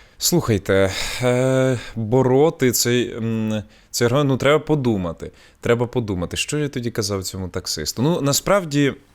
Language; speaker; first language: Ukrainian; non-native, local second language; Russian